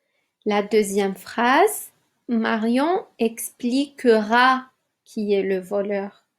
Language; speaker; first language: French; non-native, local second language; Arabic